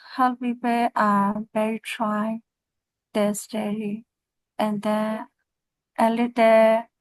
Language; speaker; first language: English; non-native, learner; Burmese